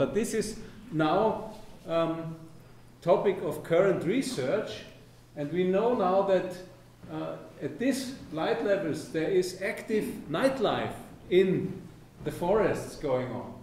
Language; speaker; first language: English; non-native, fluent; German